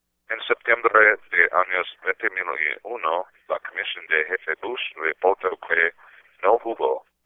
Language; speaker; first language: Spanish; non-native, learner; English